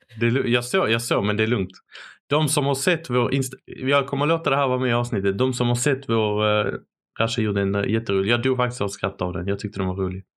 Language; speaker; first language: Swedish; early bilingual, other home language; Arabic